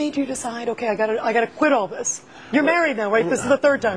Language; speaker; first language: English; native; English